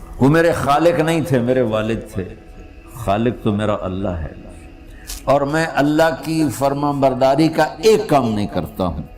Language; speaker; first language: Urdu; non-native, local second language; Punjabi